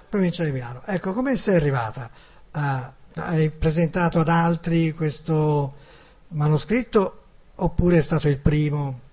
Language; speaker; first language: Italian; native; Italian